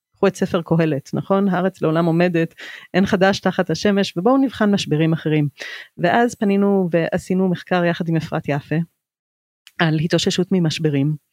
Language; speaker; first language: Hebrew; early bilingual, other home language; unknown